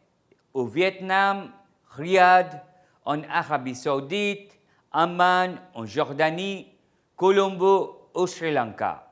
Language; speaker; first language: French; non-native, fluent; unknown